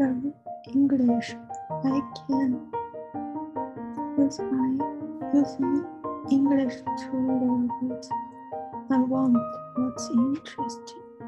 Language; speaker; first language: English; non-native, learner; Chinese